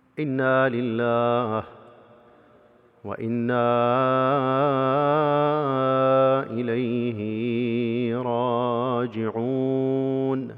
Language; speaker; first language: Arabic; native; Arabic